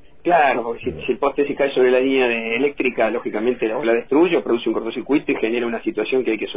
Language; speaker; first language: Spanish; native; Spanish